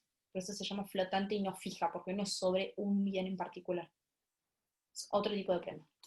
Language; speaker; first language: Spanish; native; Spanish